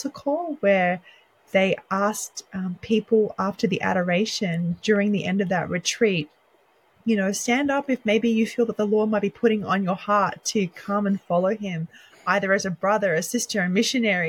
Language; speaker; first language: English; native; English